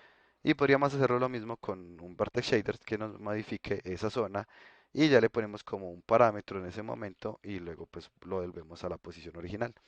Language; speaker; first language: Spanish; native; Spanish